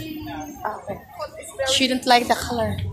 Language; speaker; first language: English; non-native, local second language; Cebuano